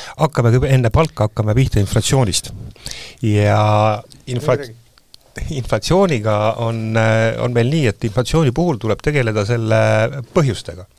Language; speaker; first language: Estonian; native; Estonian